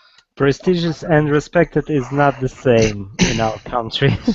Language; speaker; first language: English; non-native, fluent; Russian